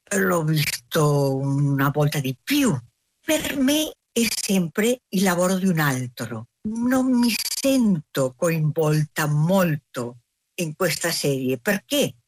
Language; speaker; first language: Italian; non-native, learner; Spanish